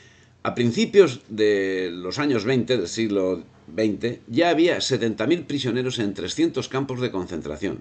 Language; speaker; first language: Spanish; native; Spanish